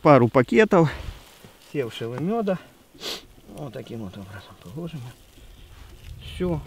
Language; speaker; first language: Russian; native; Russian